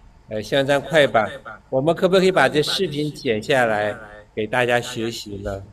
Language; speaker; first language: Chinese; native; Chinese